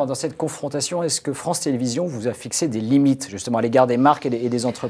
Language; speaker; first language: French; native; French